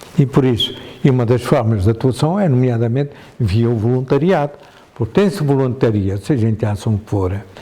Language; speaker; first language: Portuguese; native; Portuguese